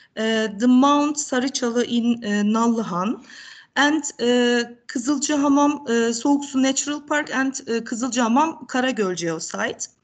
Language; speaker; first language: English; non-native, fluent; Turkish